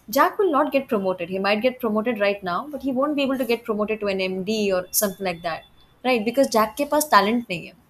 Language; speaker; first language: English; non-native, local second language; Hindi